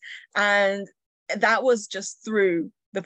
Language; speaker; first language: English; early bilingual, other home language; Chinese